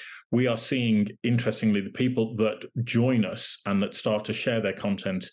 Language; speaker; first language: English; native; English